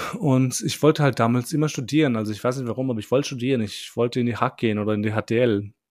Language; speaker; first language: German; early bilingual, other home language; Albanian